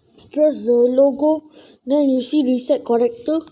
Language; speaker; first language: English; non-native, local second language; Malay